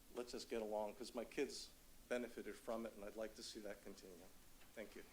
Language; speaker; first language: English; native; English